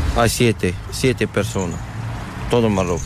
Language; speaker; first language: Spanish; non-native, learner; Arabic